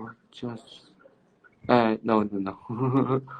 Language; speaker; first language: English; non-native, learner; Cantonese